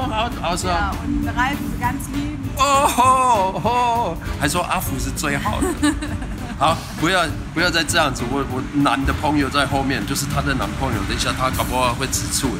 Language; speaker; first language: Chinese; non-native, fluent; German